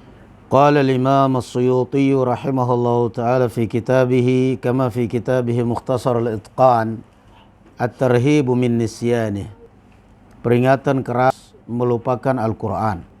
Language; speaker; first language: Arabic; non-native, fluent; Indonesian